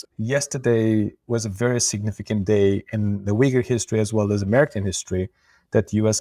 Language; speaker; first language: English; non-native, fluent; Uyghur